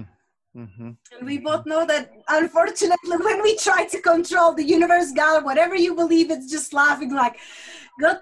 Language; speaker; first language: English; non-native, fluent; Czech